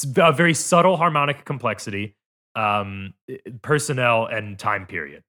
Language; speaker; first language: English; native; English